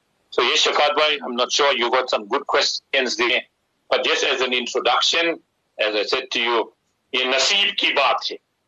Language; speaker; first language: English; native; English